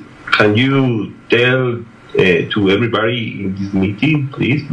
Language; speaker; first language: English; non-native, learner; Spanish